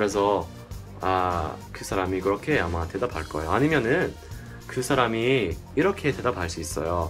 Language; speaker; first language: Korean; non-native, fluent; English